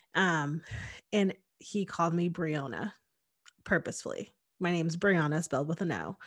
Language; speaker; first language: English; native; English